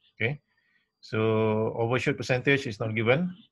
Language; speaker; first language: English; non-native, local second language; Malay